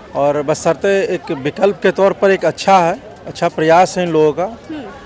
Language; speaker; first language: Hindi; native; Hindi